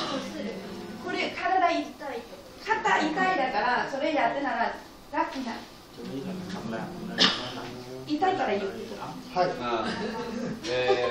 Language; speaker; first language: Japanese; non-native, learner; Vietnamese